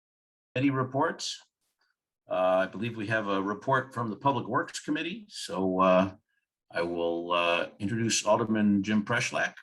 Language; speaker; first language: English; native; English